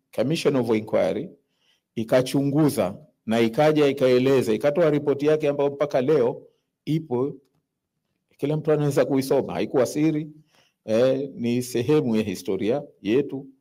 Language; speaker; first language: Swahili; native; Swahili